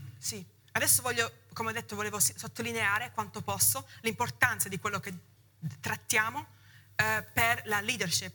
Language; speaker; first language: Italian; early bilingual, heritage; Italian